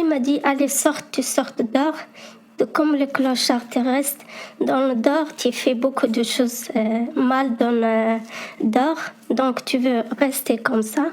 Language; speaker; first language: French; non-native, learner; Arabic